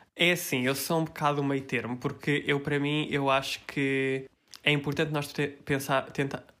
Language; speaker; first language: Portuguese; early bilingual, heritage; Portuguese